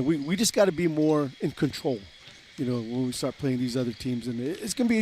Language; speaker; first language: English; native; English